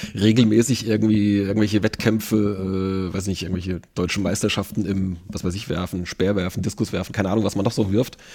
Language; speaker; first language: German; native; German